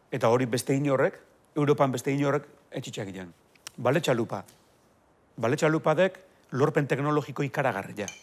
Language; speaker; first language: Basque; native; Basque